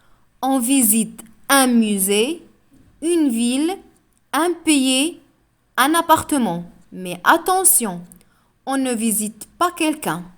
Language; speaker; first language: French; non-native, local second language; Arabic